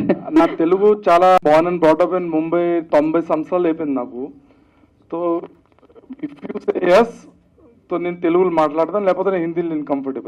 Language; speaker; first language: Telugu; early bilingual, heritage; Telugu